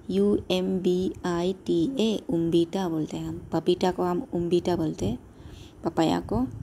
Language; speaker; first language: Hindi; non-native, local second language; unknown